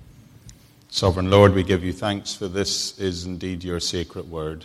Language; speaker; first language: English; native; English